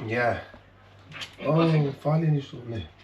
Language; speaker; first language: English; non-native, learner; Macedonian